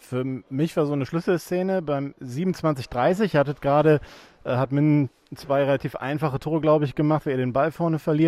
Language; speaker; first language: German; native; German